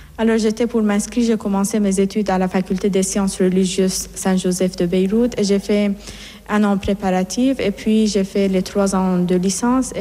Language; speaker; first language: French; non-native, fluent; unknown